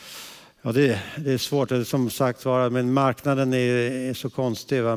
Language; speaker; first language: Swedish; early bilingual, heritage; Swedish